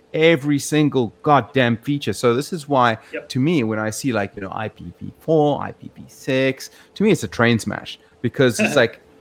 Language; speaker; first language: English; native; English